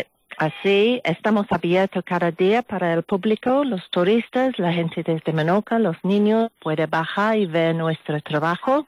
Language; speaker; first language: Spanish; non-native, learner; English